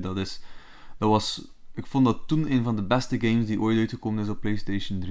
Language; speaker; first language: Dutch; native; Dutch